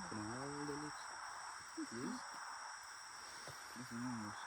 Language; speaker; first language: English; non-native, local second language; Spanish